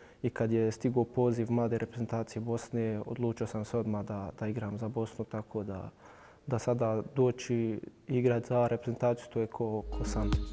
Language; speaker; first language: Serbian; early bilingual, heritage; Bosnian